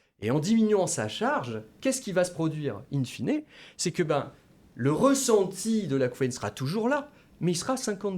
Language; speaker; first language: French; native; French